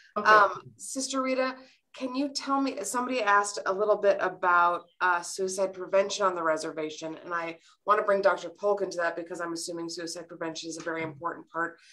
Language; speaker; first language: English; native; English